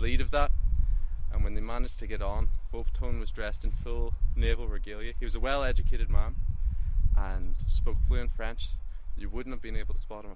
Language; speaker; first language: English; native; English